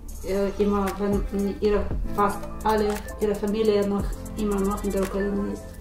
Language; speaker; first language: German; non-native, fluent; Ukrainian